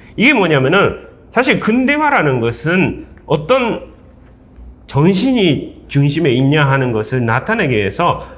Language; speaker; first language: Korean; non-native, fluent; Japanese